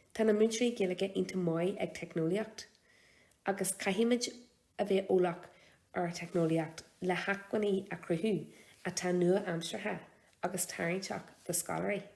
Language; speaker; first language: Irish; non-native, local second language; English